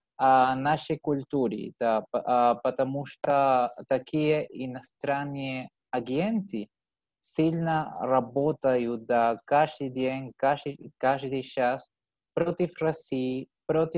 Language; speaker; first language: Russian; non-native, learner; Spanish